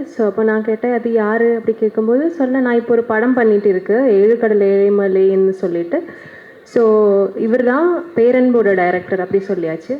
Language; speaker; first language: Tamil; non-native, learner; Malayalam